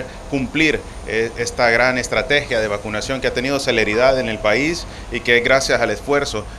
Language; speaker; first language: Spanish; native; Spanish